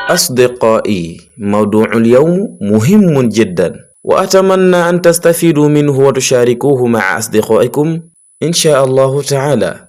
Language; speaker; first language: Arabic; non-native, fluent; Wolof